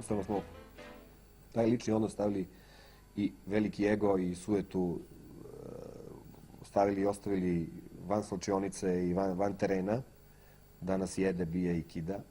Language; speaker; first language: Bosnian; native; Bosnian